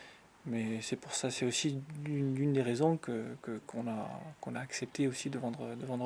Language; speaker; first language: French; native; French